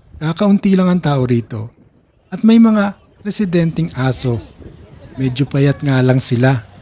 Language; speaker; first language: Filipino; native; Filipino